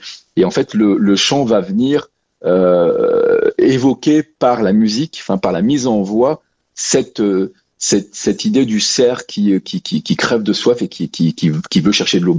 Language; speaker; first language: French; native; French